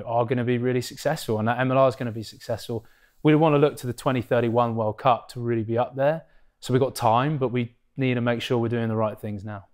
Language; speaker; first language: English; native; English